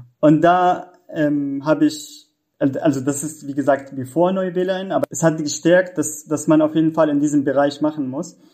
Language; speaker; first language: German; non-native, fluent; Arabic